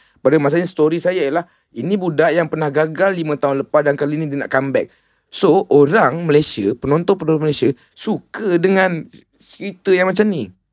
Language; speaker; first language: Malay; native; Malay